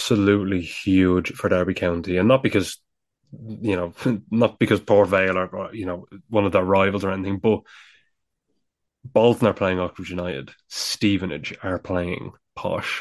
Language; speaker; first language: English; native; English